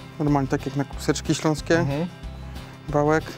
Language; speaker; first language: Polish; native; Polish